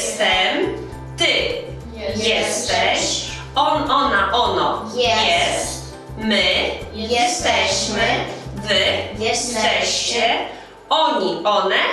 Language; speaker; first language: Polish; non-native, fluent; Ukrainian